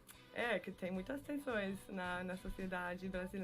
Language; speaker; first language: Portuguese; non-native, fluent; English